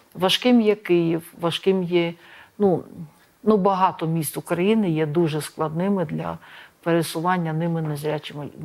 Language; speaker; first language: Ukrainian; native; Ukrainian